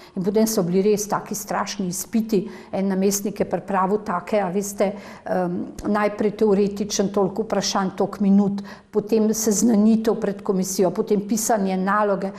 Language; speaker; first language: Slovenian; native; Slovenian